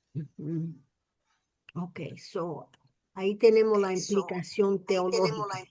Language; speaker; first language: Spanish; early bilingual, heritage; English